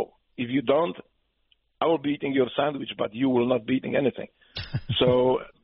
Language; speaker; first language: English; non-native, fluent; Polish